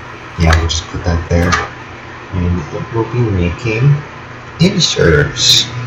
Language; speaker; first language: English; native; English